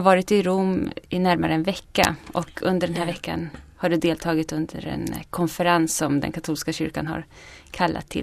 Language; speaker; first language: Swedish; native; Swedish